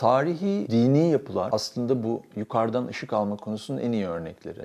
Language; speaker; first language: Turkish; native; Turkish